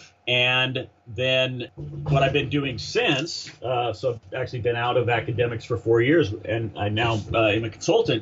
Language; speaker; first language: English; native; English